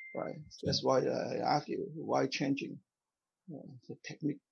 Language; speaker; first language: English; non-native, fluent; Vietnamese